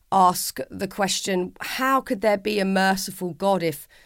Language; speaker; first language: English; native; English